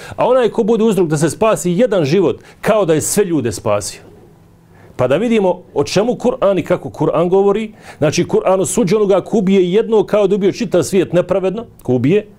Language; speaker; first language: Bosnian; native; Bosnian